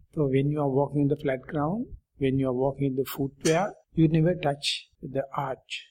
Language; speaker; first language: English; non-native, local second language; Sinhala